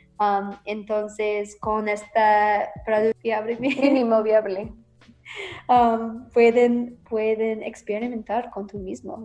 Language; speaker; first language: Spanish; non-native, learner; English